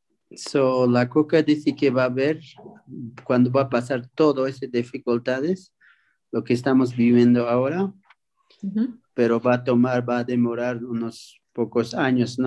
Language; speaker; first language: Spanish; non-native, local second language; Quechua